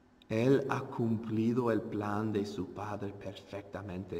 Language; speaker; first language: Spanish; non-native, fluent; English